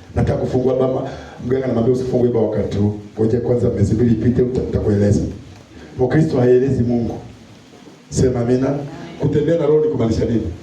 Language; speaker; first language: Swahili; non-native, local second language; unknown